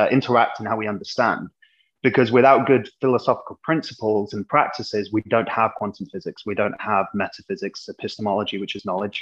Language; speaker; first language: English; native; English